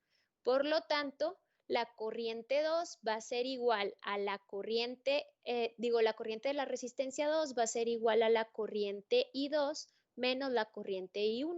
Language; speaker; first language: Spanish; native; Spanish